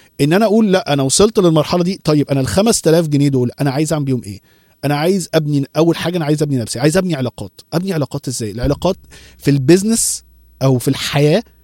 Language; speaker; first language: Arabic; early bilingual, heritage; Arabic